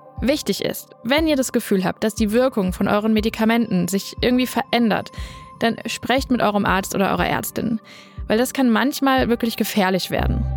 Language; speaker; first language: German; native; German